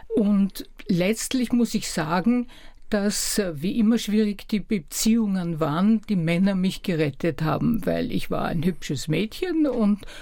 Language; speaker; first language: German; native; German